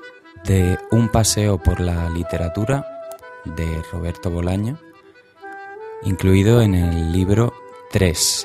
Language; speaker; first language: Spanish; native; Spanish